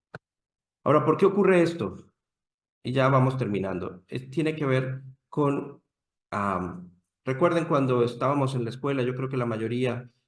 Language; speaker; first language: Spanish; native; Spanish